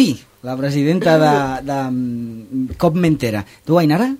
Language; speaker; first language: Catalan; native; Catalan